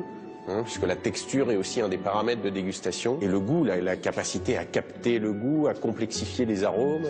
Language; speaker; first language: French; native; French